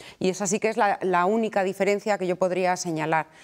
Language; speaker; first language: Spanish; native; Spanish